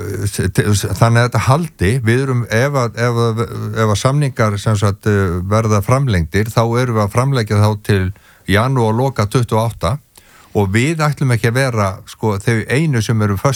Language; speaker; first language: Icelandic; native; Icelandic